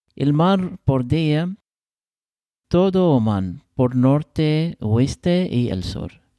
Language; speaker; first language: Spanish; non-native, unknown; Arabic